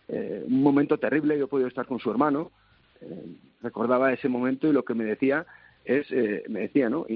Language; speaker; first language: Spanish; native; Spanish